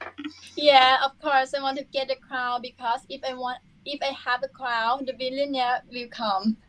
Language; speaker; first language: English; non-native, learner; Thai